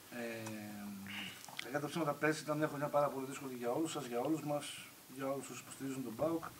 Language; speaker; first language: Greek; native; Greek